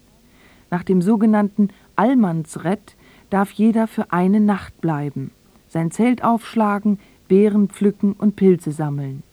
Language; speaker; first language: German; native; German